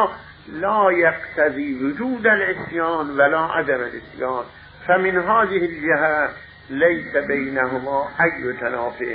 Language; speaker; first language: Arabic; non-native, fluent; Persian